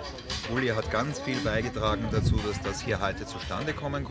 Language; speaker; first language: German; native; German